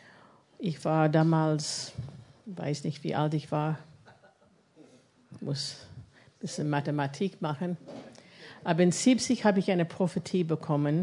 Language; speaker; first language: German; non-native, fluent; English